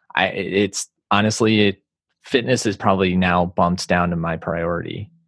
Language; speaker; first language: English; native; English